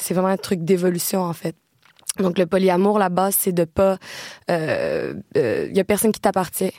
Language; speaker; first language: French; native; French